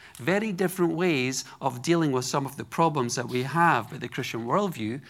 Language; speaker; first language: English; native; English